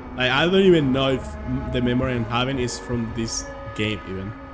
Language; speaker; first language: English; non-native, fluent; Spanish